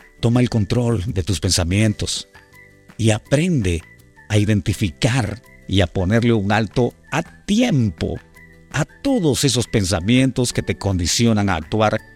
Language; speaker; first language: Spanish; native; Spanish